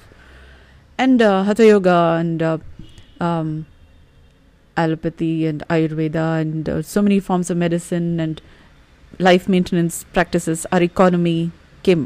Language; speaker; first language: English; non-native, local second language; Malayalam